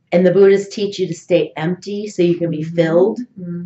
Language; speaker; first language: English; native; English